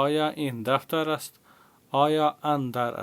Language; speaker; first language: Persian; non-native, fluent; Urdu